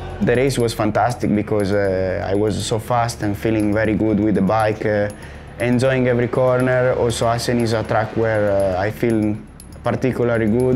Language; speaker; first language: English; non-native, fluent; Italian